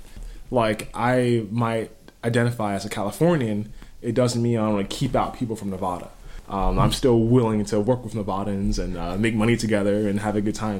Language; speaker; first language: English; native; English